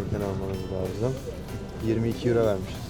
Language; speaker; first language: Turkish; native; Turkish